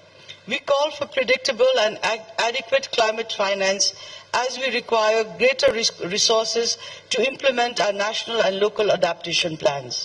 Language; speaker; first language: English; non-native, fluent; Nepali